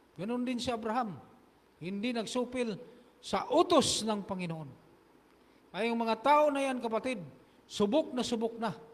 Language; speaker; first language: Filipino; non-native, local second language; Hiligaynon